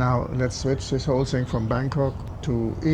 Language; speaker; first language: English; non-native, fluent; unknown